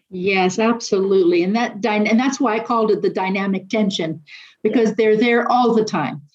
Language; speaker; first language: English; native; English